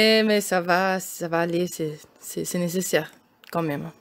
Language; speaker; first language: French; non-native, learner; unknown